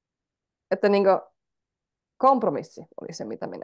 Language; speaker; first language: Finnish; native; Finnish